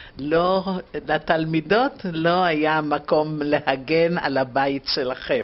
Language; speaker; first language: Hebrew; early bilingual, other home language; German